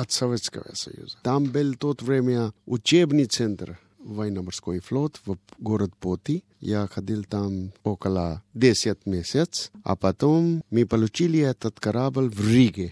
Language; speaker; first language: Russian; non-native, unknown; Punjabi